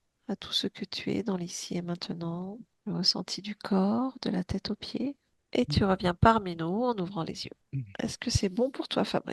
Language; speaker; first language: French; native; French